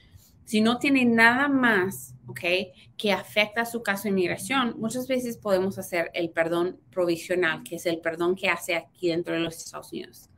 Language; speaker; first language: Spanish; early bilingual, heritage; Spanish